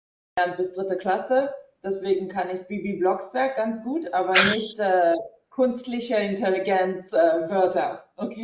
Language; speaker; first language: German; early bilingual, heritage; English